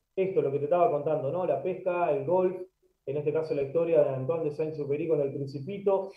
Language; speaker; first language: Spanish; native; Spanish